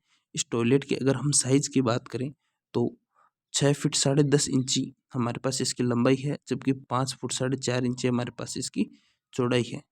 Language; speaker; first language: Hindi; native; Hindi